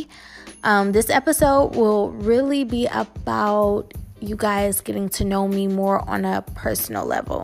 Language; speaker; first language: English; native; English